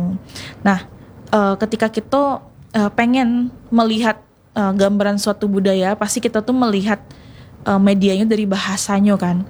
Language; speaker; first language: Indonesian; non-native, local second language; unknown